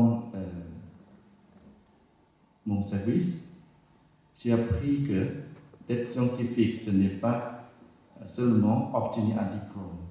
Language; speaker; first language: French; non-native, fluent; Thai